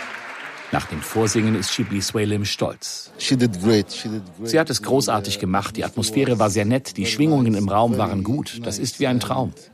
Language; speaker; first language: German; native; German